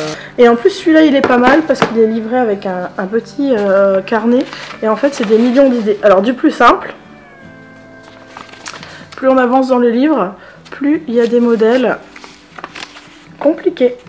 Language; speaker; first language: French; native; French